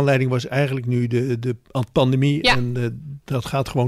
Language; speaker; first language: Dutch; native; Dutch